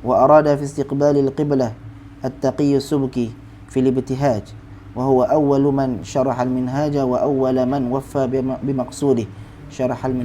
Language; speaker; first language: Arabic; non-native, fluent; Malay